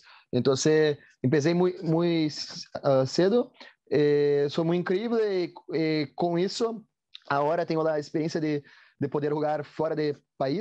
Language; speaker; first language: Spanish; non-native, learner; Portuguese